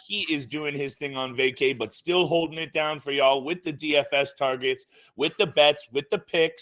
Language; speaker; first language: English; native; English